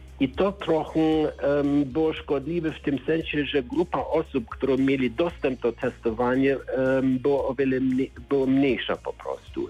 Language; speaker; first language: Polish; non-native, learner; German